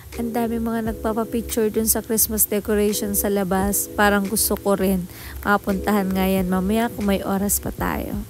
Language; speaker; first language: Filipino; native; Filipino